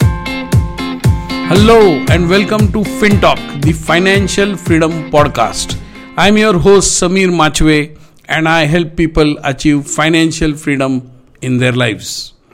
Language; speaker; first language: English; non-native, local second language; Marathi